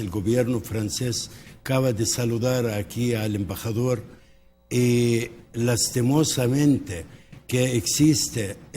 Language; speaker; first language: Spanish; non-native, local second language; Arabic